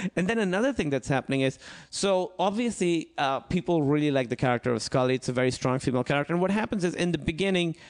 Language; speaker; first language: English; non-native, local second language; Urdu